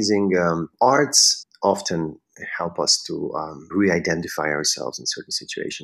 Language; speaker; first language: English; non-native, fluent; Hungarian